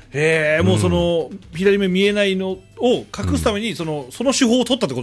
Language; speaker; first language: Japanese; native; Japanese